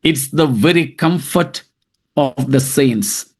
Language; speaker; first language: English; non-native, local second language; Malayalam